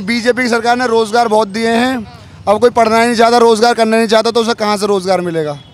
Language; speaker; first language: Hindi; native; Hindi